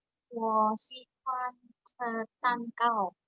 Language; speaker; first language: Chinese; non-native, learner; Indonesian